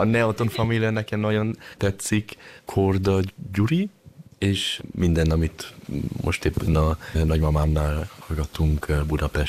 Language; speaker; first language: Hungarian; early bilingual, heritage; Hungarian